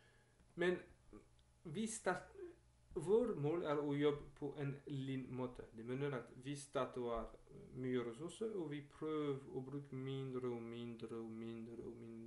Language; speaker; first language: Norwegian; non-native, learner; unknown